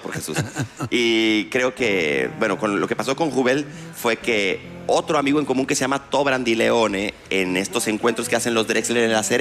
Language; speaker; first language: Spanish; native; Spanish